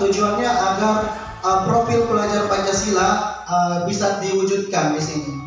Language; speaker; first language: Indonesian; native; Indonesian